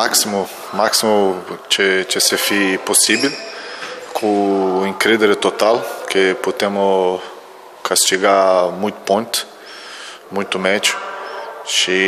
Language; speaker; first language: Romanian; non-native, learner; Portuguese